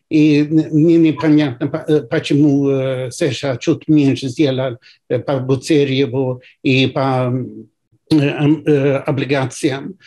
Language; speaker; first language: Russian; non-native, fluent; Swedish